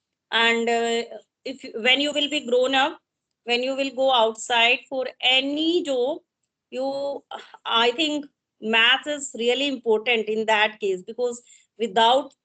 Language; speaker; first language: English; non-native, local second language; Hindi